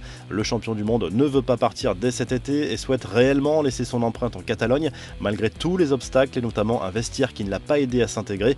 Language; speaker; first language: French; native; French